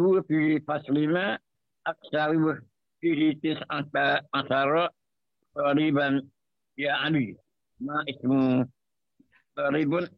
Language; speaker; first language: Arabic; non-native, learner; Malay